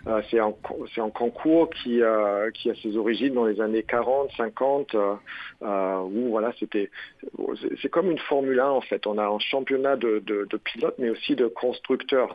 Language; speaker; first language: French; non-native, fluent; German